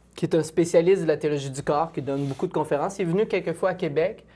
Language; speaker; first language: French; native; French